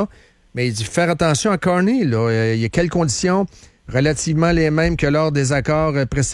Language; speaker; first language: French; native; French